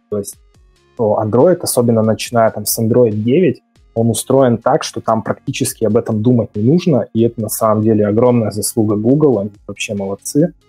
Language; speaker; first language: Russian; native; Russian